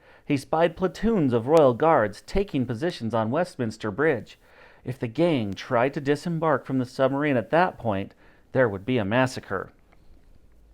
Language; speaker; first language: English; native; English